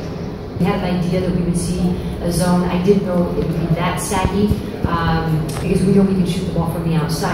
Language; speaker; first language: English; native; English